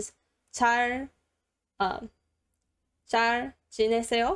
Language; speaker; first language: Korean; non-native, learner; English